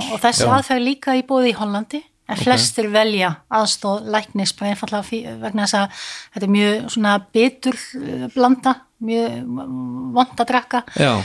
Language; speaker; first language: Icelandic; non-native, fluent; Dutch